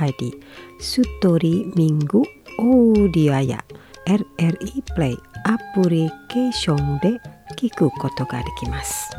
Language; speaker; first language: Japanese; non-native, fluent; Indonesian